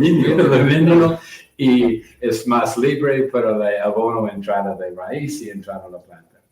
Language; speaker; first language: Spanish; non-native, learner; English